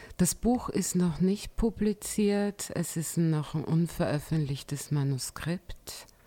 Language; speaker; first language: German; native; German